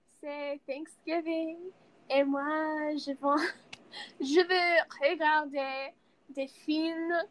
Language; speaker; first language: French; non-native, learner; English